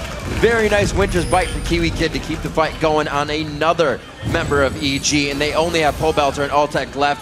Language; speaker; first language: English; native; English